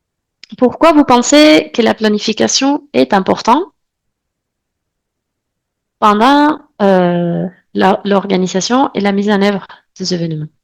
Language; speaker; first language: French; non-native, fluent; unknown